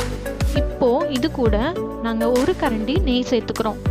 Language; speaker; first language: Tamil; native; Tamil